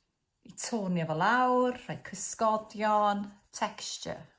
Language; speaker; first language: Welsh; native; Welsh